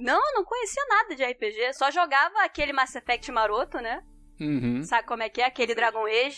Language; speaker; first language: Portuguese; native; Portuguese